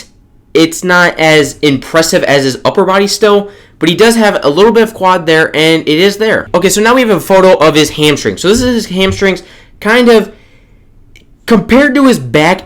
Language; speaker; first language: English; native; English